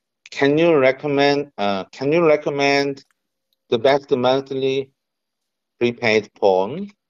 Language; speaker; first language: English; non-native, learner; Korean